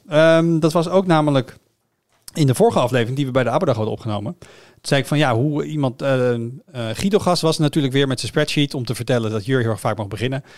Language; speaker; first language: Dutch; native; Dutch